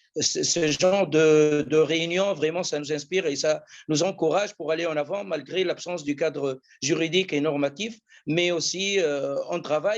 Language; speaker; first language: French; non-native, local second language; Arabic